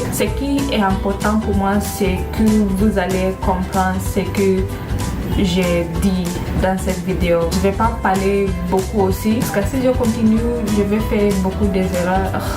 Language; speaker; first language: French; non-native, learner; Swahili